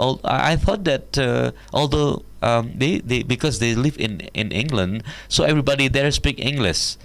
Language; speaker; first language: English; non-native, learner; Indonesian